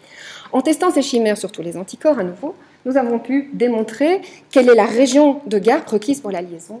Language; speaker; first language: French; native; French